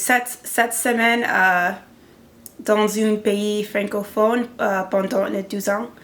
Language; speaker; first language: French; non-native, learner; English